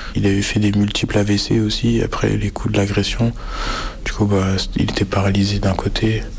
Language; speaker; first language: French; native; French